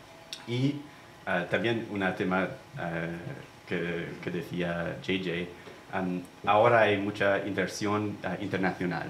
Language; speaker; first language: Spanish; non-native, fluent; English